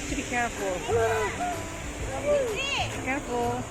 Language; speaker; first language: English; non-native, learner; Indonesian